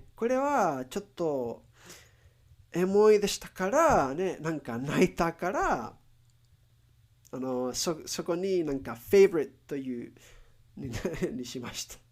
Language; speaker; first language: Japanese; non-native, learner; English